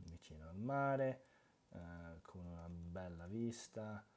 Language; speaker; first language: Italian; non-native, fluent; English